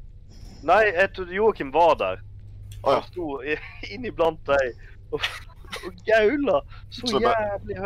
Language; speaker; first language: Norwegian; native; Norwegian